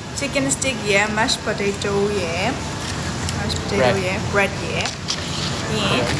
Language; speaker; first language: English; non-native, learner; Burmese